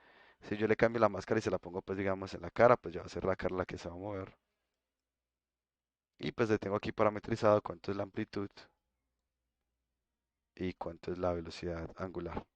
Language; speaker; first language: Spanish; native; Spanish